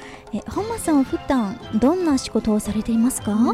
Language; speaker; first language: Japanese; non-native, fluent; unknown